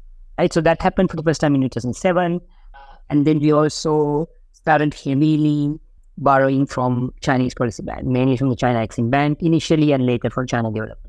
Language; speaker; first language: English; non-native, local second language; Sinhala